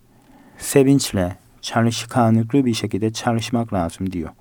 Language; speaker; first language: Turkish; non-native, fluent; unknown